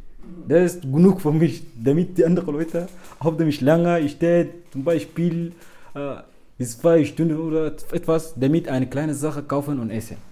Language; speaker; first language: German; non-native, learner; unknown